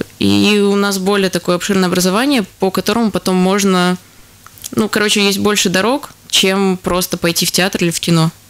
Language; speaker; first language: Russian; native; Russian